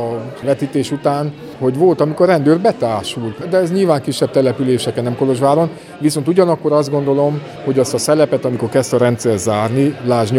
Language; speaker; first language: Hungarian; native; Hungarian